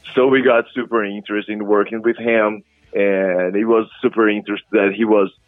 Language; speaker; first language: English; non-native, fluent; Portuguese